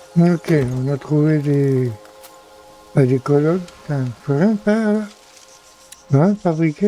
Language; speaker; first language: French; native; French